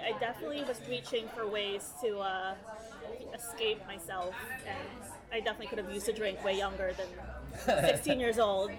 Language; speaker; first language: English; early bilingual, other home language; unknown